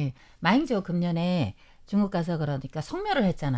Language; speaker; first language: Korean; native; Korean